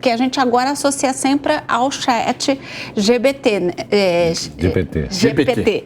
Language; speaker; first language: Portuguese; native; Portuguese